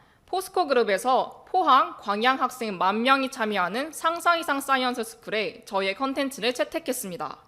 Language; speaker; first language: Korean; native; Korean